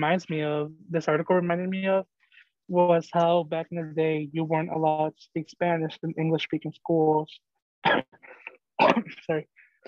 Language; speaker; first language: English; native; English